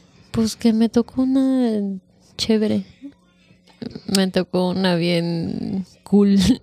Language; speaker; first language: Spanish; early bilingual, heritage; Spanish